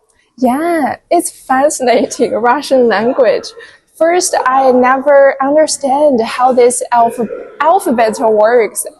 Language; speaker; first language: English; non-native, fluent; Chinese